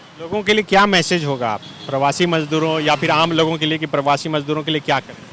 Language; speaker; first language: Hindi; native; Hindi